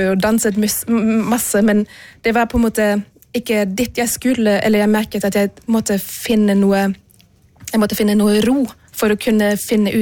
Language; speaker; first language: Norwegian; non-native, fluent; German